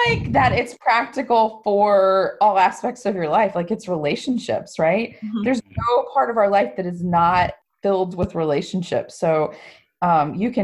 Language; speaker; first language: English; native; English